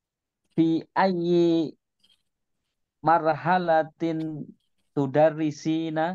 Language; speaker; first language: Arabic; non-native, learner; Indonesian